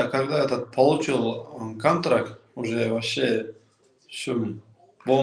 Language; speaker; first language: Russian; non-native, local second language; Kyrgyz